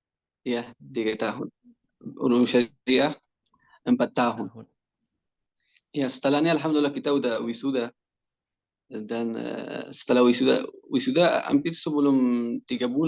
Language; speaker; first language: Indonesian; non-native, learner; Persian